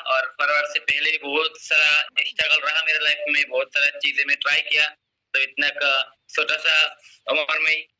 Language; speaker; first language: Hindi; non-native, local second language; Assamese